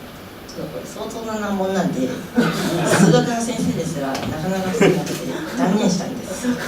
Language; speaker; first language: Japanese; native; Japanese